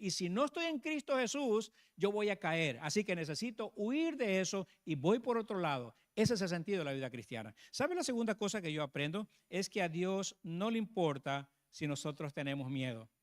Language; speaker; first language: Spanish; native; Spanish